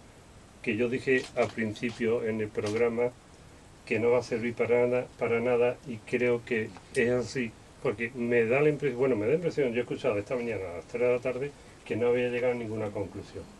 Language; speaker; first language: Spanish; native; Spanish